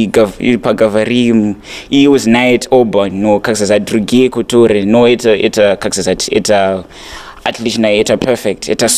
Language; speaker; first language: Russian; non-native, learner; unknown